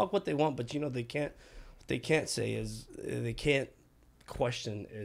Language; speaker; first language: English; early bilingual, other home language; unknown